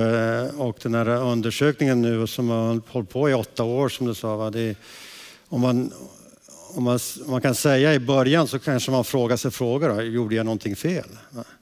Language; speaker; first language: Swedish; early bilingual, heritage; Swedish